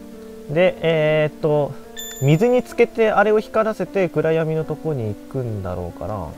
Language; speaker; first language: Japanese; native; Japanese